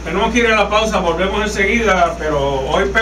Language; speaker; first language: Spanish; native; Spanish